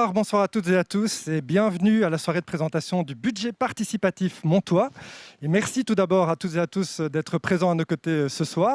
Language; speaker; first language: French; native; French